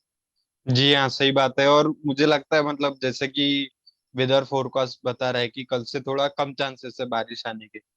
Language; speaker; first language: Hindi; native; Hindi